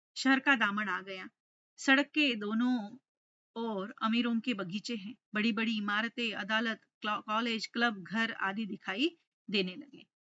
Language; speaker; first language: Hindi; non-native, local second language; Telugu